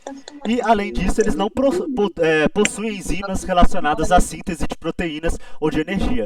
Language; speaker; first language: Portuguese; native; Portuguese